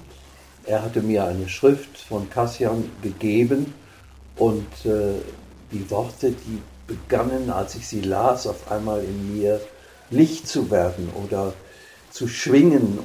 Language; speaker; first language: German; native; German